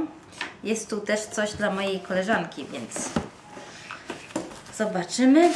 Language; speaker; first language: Polish; non-native, fluent; Italian